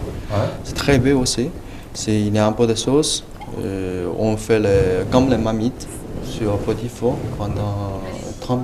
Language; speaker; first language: French; non-native, learner; Chinese